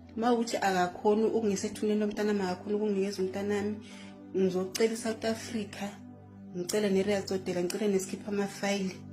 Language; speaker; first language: Zulu; native; Zulu